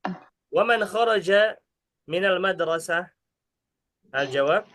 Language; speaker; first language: Arabic; non-native, fluent; Indonesian